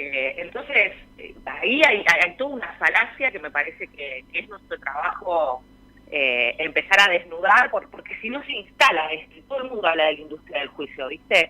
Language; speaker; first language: Spanish; native; Spanish